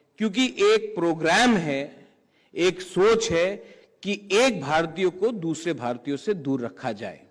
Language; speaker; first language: Hindi; non-native, local second language; Kok Borok